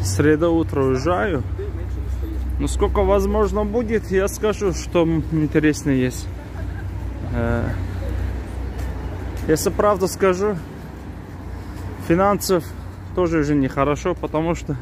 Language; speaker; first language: Russian; non-native, learner; Azerbaijani